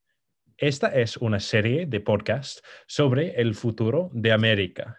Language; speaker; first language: Spanish; non-native, fluent; English